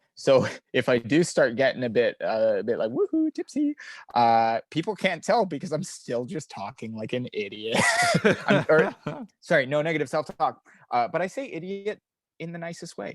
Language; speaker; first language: English; native; English